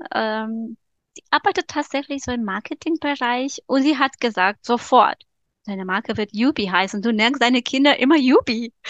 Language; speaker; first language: German; non-native, fluent; Romanian